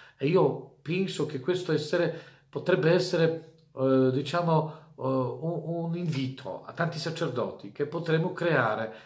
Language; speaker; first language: Italian; non-native, fluent; Polish